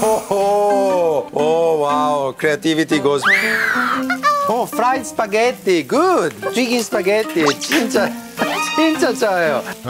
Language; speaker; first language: Korean; non-native, learner; Italian